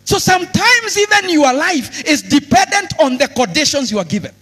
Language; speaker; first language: English; non-native, local second language; Swahili